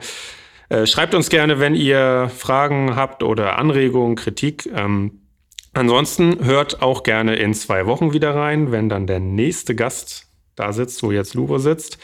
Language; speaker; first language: German; native; German